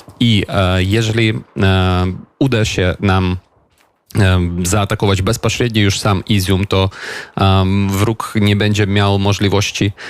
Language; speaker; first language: Polish; non-native, fluent; Ukrainian